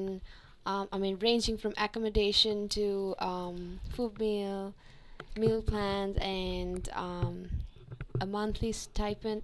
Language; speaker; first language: English; non-native, local second language; Sinhala